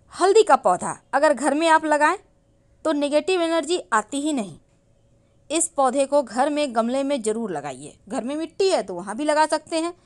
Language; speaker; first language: Hindi; native; Hindi